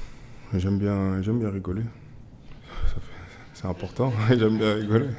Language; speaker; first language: French; native; French